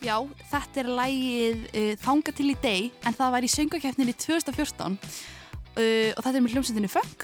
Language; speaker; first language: Icelandic; native; Icelandic